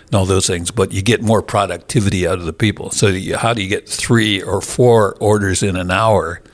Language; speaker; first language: English; native; English